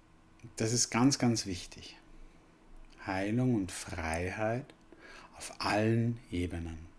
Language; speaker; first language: German; native; German